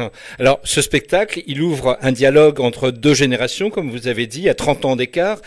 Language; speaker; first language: French; native; French